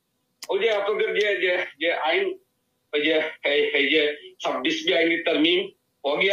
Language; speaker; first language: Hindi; non-native, learner; Bangla